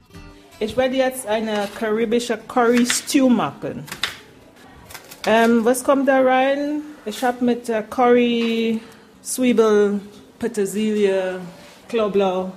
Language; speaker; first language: German; non-native, learner; English